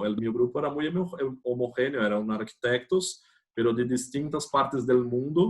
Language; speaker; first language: Spanish; non-native, fluent; Portuguese